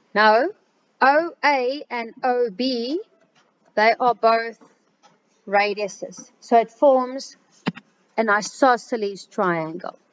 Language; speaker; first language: English; non-native, local second language; Afrikaans